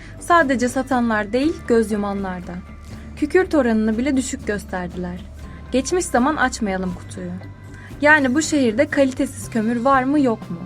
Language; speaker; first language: Turkish; native; Turkish